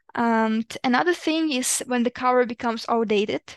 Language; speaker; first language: English; non-native, fluent; Ukrainian